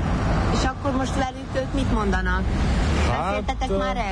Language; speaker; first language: Hungarian; native; Hungarian